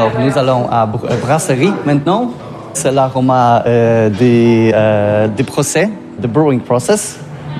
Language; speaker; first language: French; non-native, learner; Polish